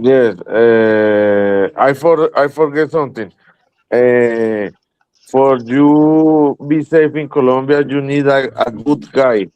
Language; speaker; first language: English; non-native, learner; Spanish